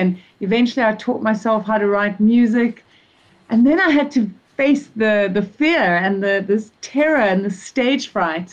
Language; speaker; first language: English; native; English